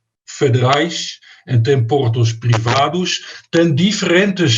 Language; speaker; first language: Portuguese; non-native, fluent; Dutch